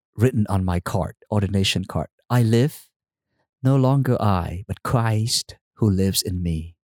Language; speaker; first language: English; non-native, fluent; Vietnamese